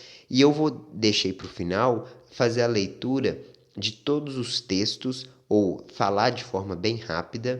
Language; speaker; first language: Portuguese; native; Portuguese